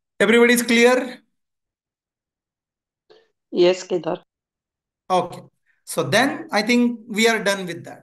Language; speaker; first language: English; non-native, local second language; Hindi